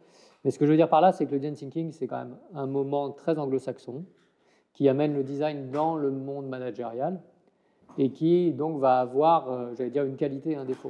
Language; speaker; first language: French; native; French